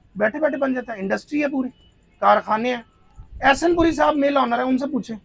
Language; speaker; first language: Urdu; non-native, local second language; Punjabi